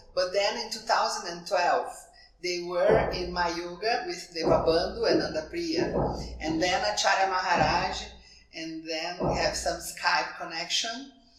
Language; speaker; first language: English; non-native, fluent; Portuguese